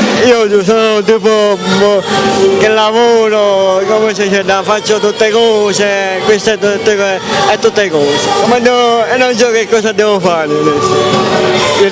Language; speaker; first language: Italian; non-native, local second language; Sicilian